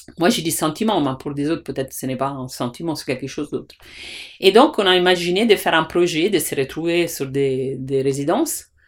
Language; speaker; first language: French; non-native, fluent; Italian